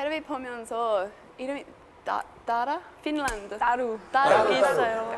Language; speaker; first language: Korean; non-native, learner; English